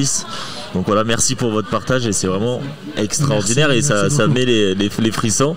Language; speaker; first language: French; native; French